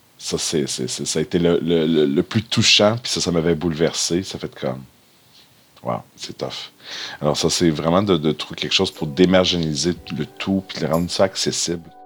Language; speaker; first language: French; native; French